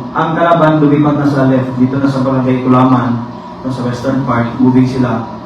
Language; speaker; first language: Filipino; non-native, local second language; Cebuano